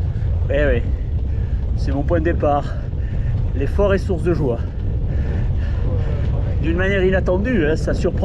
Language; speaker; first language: French; native; French